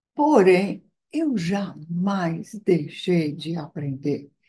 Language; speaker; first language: Portuguese; non-native, fluent; Italian